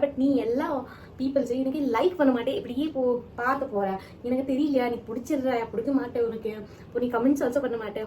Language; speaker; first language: Tamil; non-native, learner; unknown